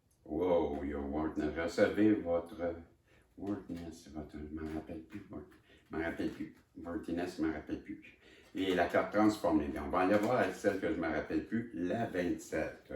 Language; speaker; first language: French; native; French